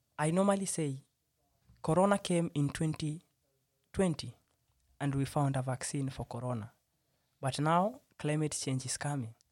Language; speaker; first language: English; non-native, local second language; Swahili